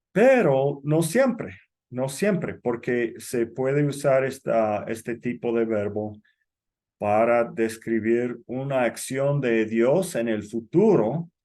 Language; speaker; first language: Spanish; non-native, fluent; English